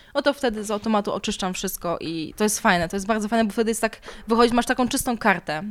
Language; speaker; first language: Polish; native; Polish